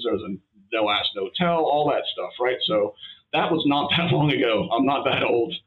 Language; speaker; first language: English; native; English